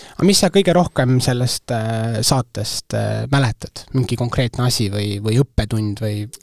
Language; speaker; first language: Estonian; native; Estonian